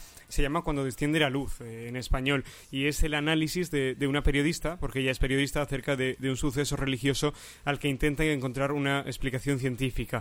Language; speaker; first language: Spanish; native; Spanish